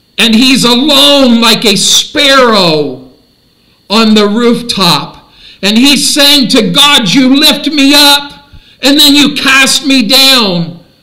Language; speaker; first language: English; native; English